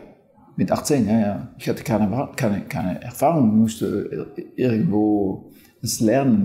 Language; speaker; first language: German; non-native, fluent; French